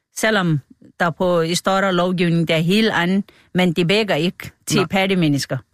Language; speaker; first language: Danish; non-native, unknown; Nepali